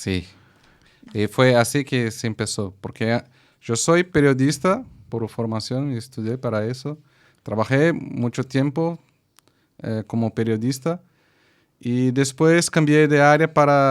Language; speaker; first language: Spanish; non-native, fluent; Portuguese